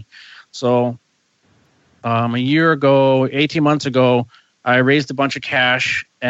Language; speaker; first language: English; native; English